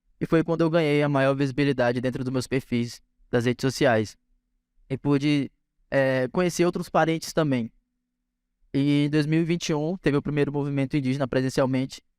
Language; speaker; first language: Portuguese; native; Portuguese